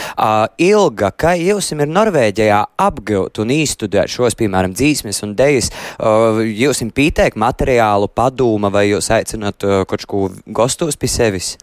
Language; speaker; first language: Latvian; native; Latvian